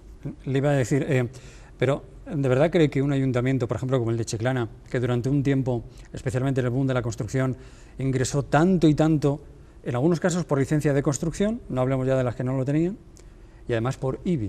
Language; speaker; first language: Spanish; native; Spanish